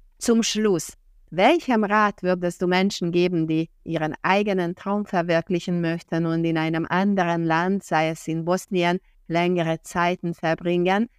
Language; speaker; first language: German; non-native, fluent; Hungarian